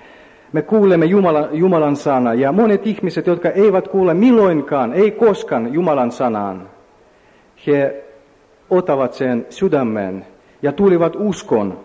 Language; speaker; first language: Finnish; non-native, learner; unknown